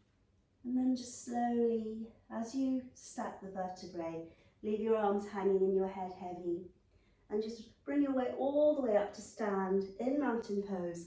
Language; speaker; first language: English; native; English